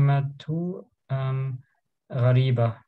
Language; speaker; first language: Arabic; non-native, learner; German